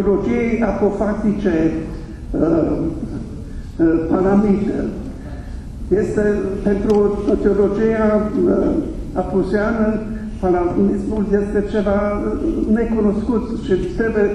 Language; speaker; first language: Romanian; non-native, fluent; German